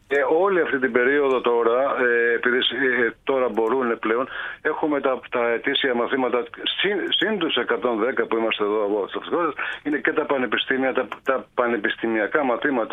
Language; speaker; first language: Greek; native; Greek